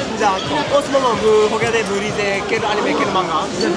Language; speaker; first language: French; non-native, learner; Japanese